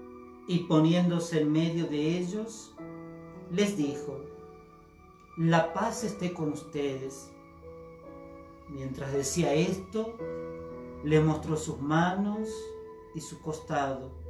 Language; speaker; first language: Spanish; native; Spanish